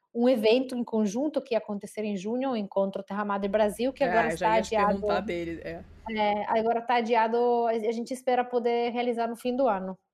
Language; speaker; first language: Portuguese; non-native, fluent; Italian